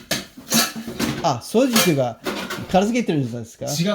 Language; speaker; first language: Japanese; non-native, fluent; English